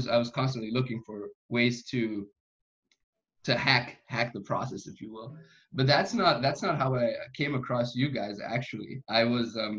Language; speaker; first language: English; non-native, fluent; German